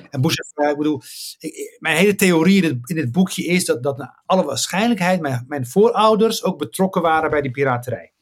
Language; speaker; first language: Dutch; early bilingual, other home language; Riffian